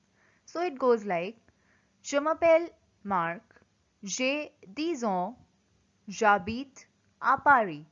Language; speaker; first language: French; non-native, fluent; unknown